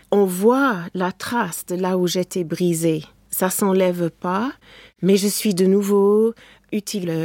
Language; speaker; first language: French; non-native, fluent; English